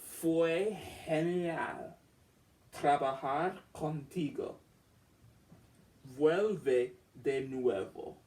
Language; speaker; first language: Spanish; non-native, learner; English